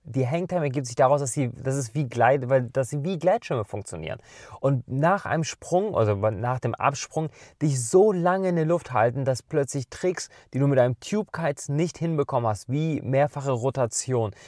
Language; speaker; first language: German; native; German